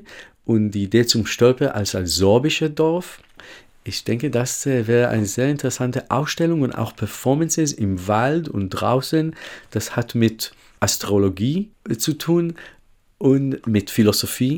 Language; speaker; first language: German; non-native, fluent; Hebrew